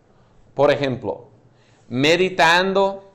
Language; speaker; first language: Spanish; non-native, fluent; English